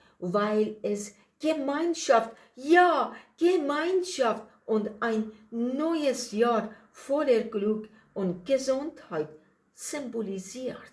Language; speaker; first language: German; non-native, learner; Persian